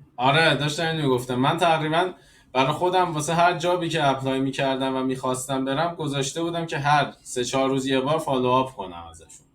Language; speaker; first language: Persian; native; Persian